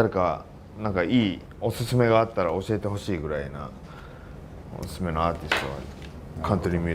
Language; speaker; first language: Japanese; native; Japanese